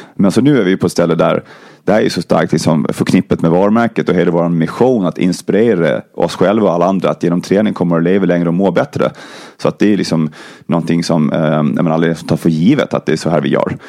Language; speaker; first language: Swedish; native; Swedish